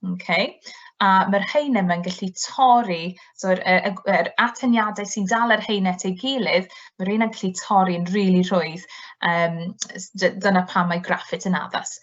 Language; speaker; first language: Welsh; native; Welsh